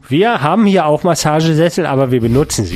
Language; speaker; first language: German; native; German